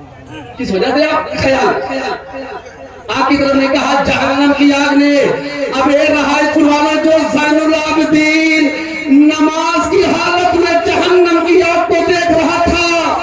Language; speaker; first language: Urdu; native; Urdu